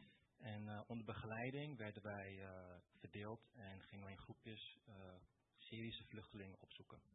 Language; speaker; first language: Dutch; early bilingual, other home language; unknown